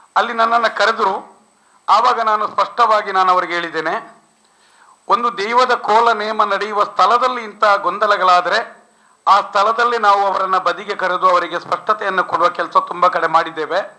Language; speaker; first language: Kannada; non-native, local second language; Tulu